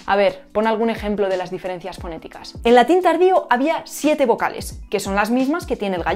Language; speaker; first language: Spanish; native; Spanish